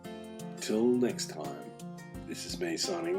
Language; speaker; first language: English; native; English